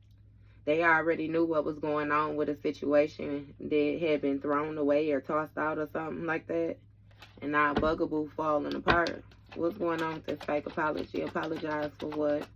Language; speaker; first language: English; native; English